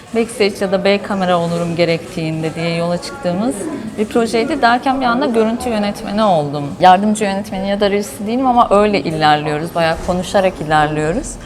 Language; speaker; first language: Turkish; early bilingual, heritage; Turkish